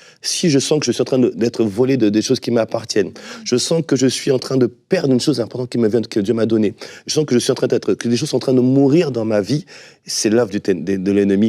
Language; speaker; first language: French; native; French